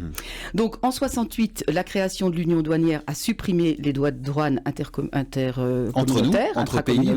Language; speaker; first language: French; native; French